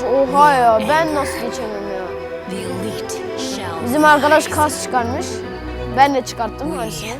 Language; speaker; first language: Turkish; native; Turkish